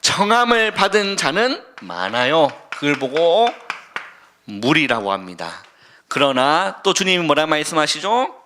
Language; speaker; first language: Korean; native; Korean